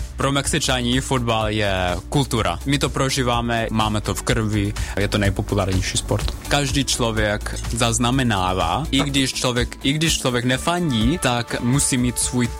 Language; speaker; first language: Czech; non-native, fluent; Spanish